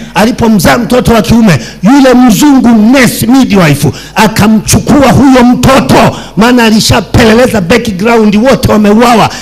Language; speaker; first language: Swahili; non-native, local second language; Sukuma